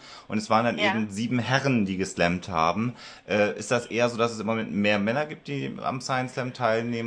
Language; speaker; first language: German; native; German